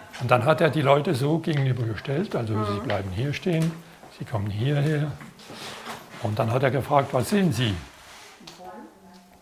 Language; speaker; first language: German; non-native, fluent; French